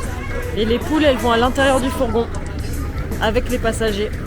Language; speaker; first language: French; native; French